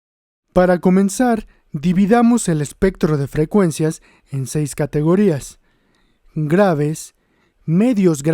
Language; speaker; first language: Spanish; native; Spanish